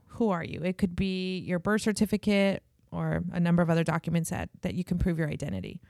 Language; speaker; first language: English; early bilingual, other home language; Spanish